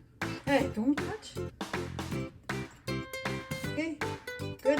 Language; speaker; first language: English; non-native, learner; Chinese